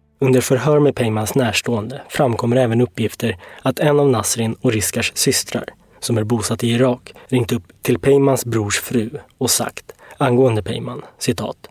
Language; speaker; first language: Swedish; native; Swedish